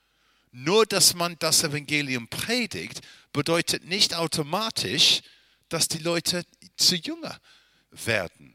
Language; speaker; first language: German; non-native, fluent; English